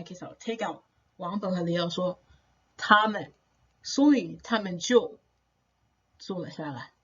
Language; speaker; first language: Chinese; non-native, fluent; English